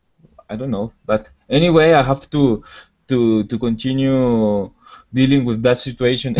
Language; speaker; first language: English; non-native, learner; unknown